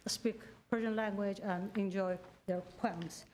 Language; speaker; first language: English; non-native, learner; Persian